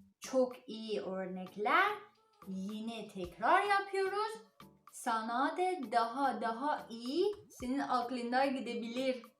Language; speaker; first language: Turkish; non-native, learner; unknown